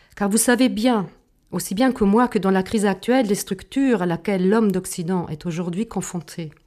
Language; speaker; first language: French; non-native, fluent; German